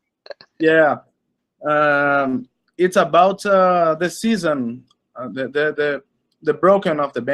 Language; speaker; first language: English; non-native, learner; Portuguese